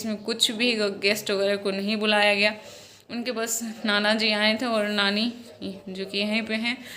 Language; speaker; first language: Hindi; non-native, local second language; Maithili